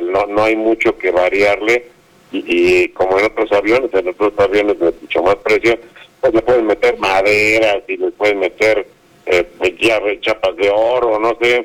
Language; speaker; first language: Spanish; native; Spanish